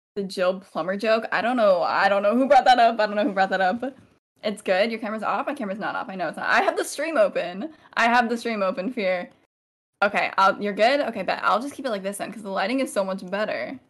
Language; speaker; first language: English; native; English